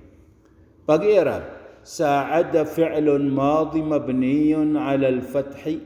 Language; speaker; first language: Arabic; non-native, fluent; Filipino